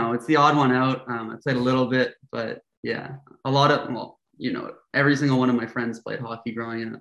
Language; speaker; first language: English; native; English